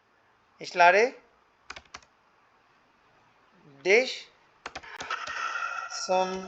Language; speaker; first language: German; non-native, fluent; Hindi